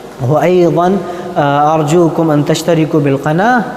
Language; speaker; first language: Arabic; non-native, fluent; Urdu